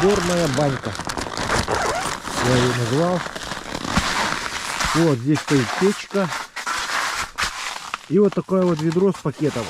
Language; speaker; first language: Russian; native; Russian